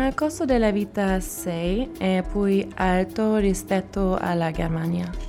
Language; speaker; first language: Italian; non-native, learner; German